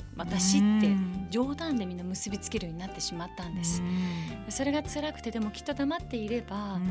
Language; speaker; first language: Japanese; early bilingual, other home language; Persian